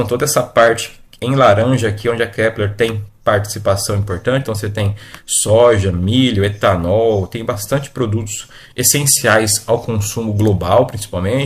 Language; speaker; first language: Portuguese; native; Portuguese